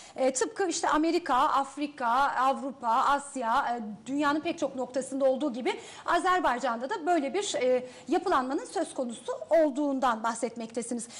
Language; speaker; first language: Turkish; native; Turkish